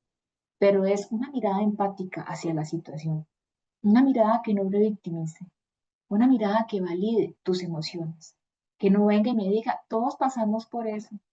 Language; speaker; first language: Spanish; native; Spanish